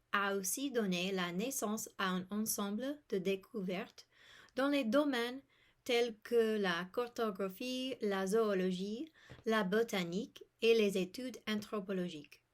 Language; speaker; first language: French; non-native, fluent; English